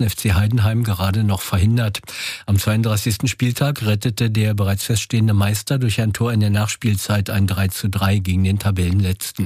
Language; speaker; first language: German; native; German